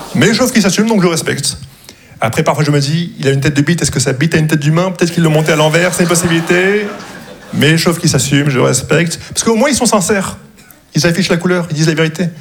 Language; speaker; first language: French; non-native, local second language; Arabic